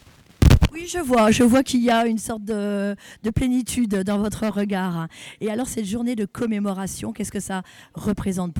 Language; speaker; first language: French; native; French